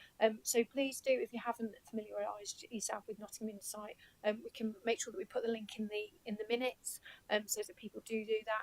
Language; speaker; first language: English; native; English